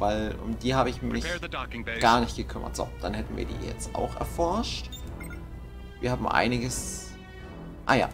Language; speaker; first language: German; native; German